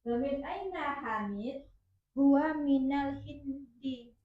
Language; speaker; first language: Arabic; non-native, learner; Indonesian